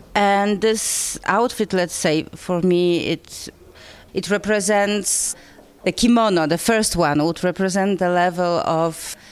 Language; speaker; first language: English; non-native, fluent; Polish